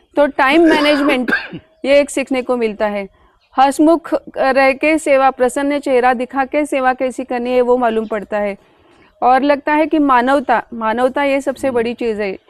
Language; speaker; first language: Hindi; non-native, local second language; Marathi